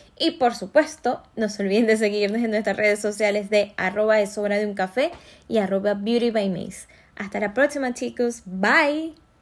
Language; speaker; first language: Spanish; native; Spanish